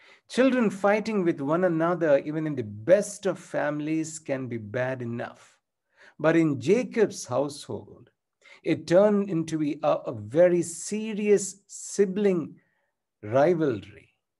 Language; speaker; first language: English; non-native, local second language; Malayalam